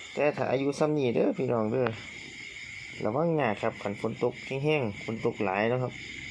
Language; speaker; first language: Thai; native; Thai